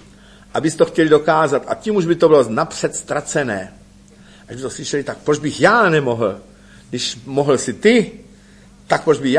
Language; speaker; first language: Czech; native; Czech